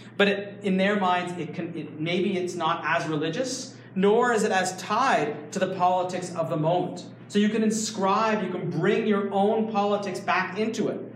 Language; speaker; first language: English; native; English